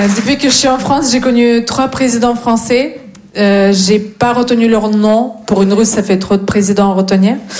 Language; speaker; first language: French; non-native, fluent; Russian